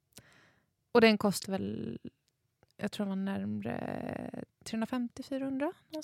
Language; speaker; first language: Swedish; native; Swedish